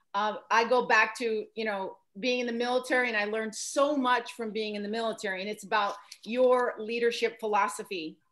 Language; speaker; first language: English; native; English